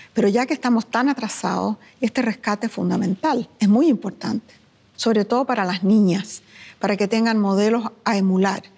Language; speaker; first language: Spanish; native; Spanish